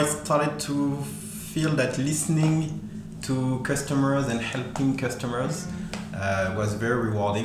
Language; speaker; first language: English; non-native, fluent; French